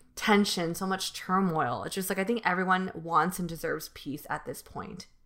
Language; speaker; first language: English; native; English